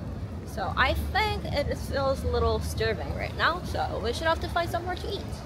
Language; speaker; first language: English; non-native, learner; Korean